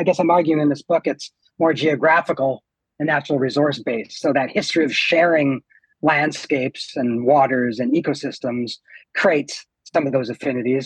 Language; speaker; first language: English; native; English